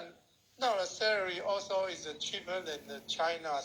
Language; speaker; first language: English; non-native, learner; Chinese